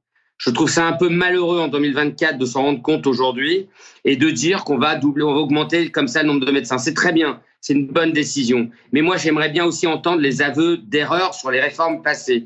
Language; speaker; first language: French; native; French